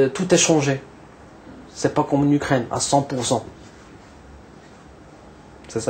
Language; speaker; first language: French; non-native, local second language; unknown